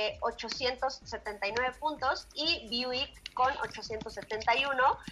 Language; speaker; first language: Spanish; native; Spanish